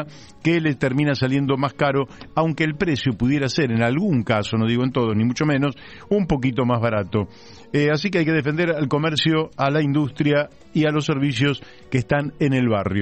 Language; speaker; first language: Spanish; native; Spanish